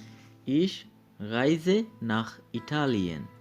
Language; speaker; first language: German; non-native, learner; Bangla